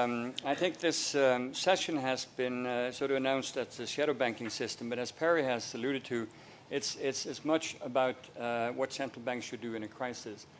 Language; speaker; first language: English; non-native, fluent; Norwegian